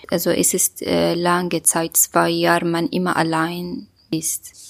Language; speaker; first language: German; non-native, learner; Kurdish